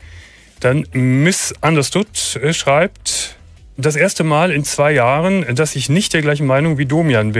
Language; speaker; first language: German; native; German